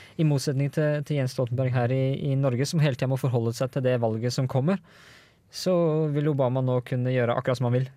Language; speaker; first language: Norwegian; native; Norwegian